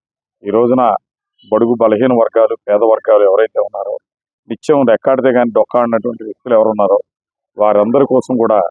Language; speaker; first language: Telugu; native; Telugu